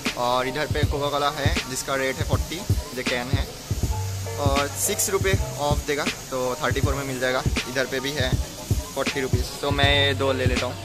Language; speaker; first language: Hindi; non-native, local second language; Bangla